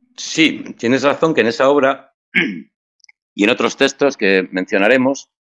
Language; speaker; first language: Spanish; native; Spanish